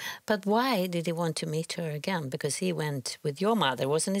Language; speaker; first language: English; non-native, fluent; Swedish